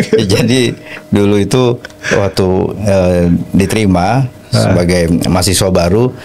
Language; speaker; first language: Indonesian; native; Indonesian